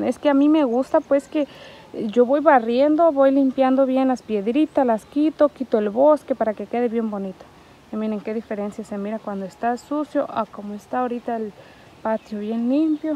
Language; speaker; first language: Spanish; native; Spanish